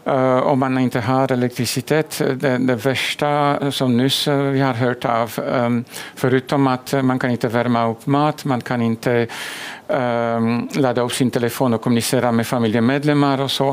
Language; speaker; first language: Swedish; non-native, fluent; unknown